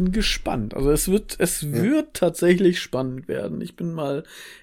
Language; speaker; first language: German; native; German